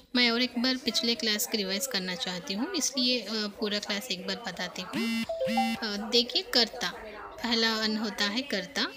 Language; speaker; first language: Hindi; non-native, local second language; Telugu